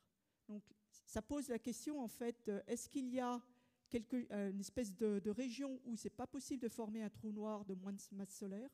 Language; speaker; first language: French; native; French